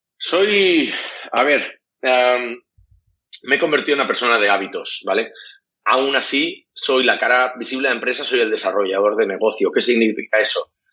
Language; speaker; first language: Spanish; non-native, local second language; Catalan